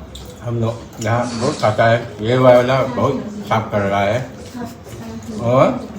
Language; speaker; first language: Hindi; non-native, local second language; Manipuri